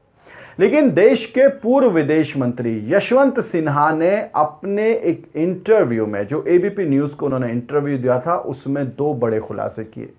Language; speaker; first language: Hindi; native; Hindi